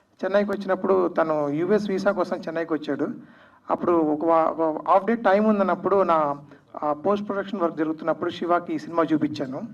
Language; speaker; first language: Telugu; native; Telugu